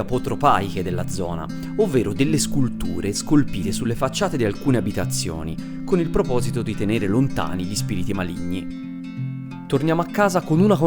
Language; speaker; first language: Italian; native; Italian